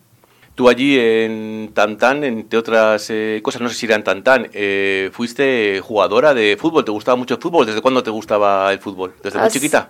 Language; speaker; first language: Spanish; native; Spanish